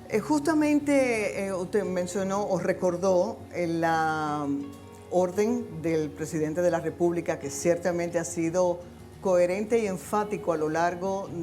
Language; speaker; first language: Spanish; native; Spanish